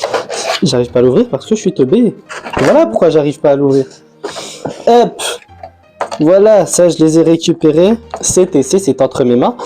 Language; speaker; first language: French; native; French